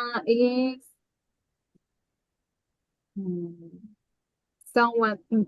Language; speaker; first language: English; non-native, learner; Spanish